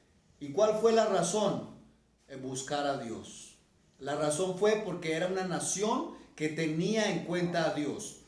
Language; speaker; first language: Spanish; native; Spanish